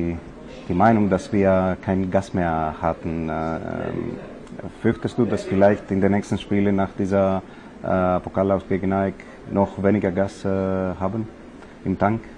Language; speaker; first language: German; non-native, learner; Greek